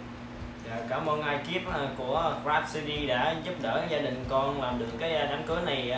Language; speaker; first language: Vietnamese; early bilingual, other home language; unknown